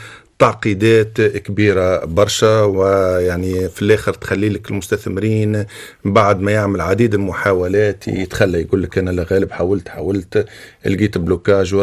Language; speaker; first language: Arabic; native; Arabic